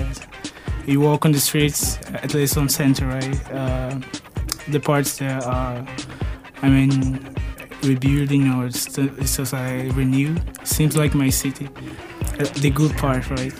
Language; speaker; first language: English; non-native, fluent; Portuguese